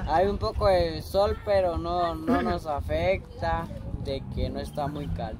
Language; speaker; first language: Spanish; native; Spanish